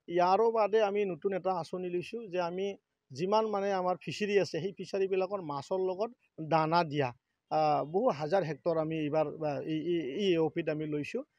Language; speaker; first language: Assamese; non-native, local second language; Bodo